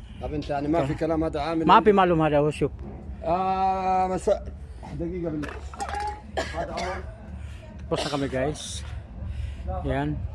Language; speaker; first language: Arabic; non-native, learner; Filipino